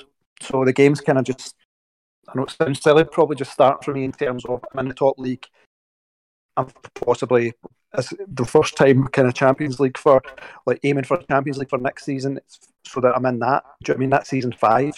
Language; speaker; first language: English; native; English